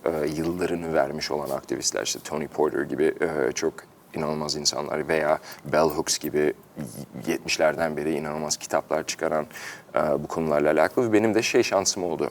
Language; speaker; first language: Turkish; early bilingual, heritage; Turkish